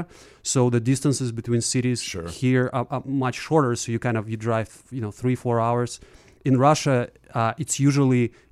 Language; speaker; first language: English; non-native, fluent; Russian